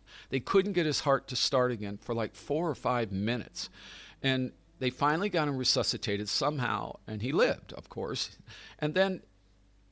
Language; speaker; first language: English; native; English